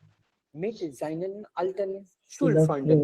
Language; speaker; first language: German; non-native, fluent; Hindi